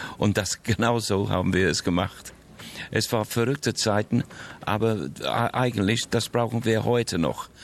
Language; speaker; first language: German; non-native, fluent; English